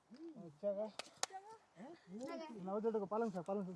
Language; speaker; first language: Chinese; non-native, learner; Bangla